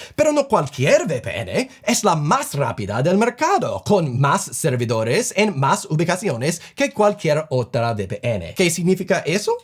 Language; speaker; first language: Spanish; non-native, learner; English